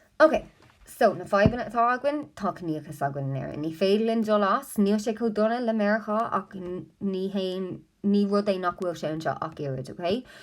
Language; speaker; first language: Irish; non-native, local second language; English